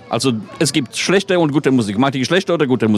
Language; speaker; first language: German; non-native, fluent; Polish